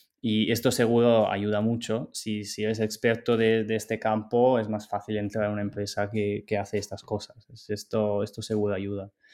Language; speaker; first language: Spanish; non-native, fluent; Italian